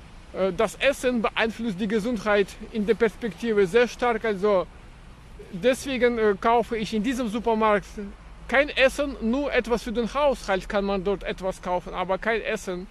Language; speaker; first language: German; non-native, fluent; Russian